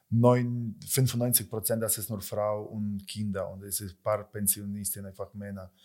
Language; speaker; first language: German; non-native, learner; Ukrainian